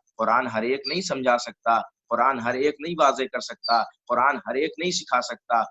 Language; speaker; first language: Urdu; native; Urdu